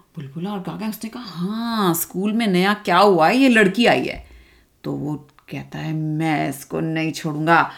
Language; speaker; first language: Hindi; native; Hindi